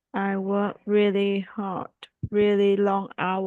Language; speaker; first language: English; non-native, learner; Vietnamese